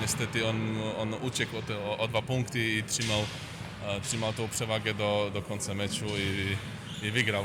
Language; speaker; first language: Polish; non-native, learner; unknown